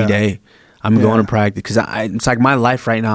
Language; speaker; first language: English; early bilingual, other home language; Yoruba